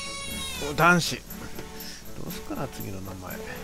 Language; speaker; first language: Japanese; native; Japanese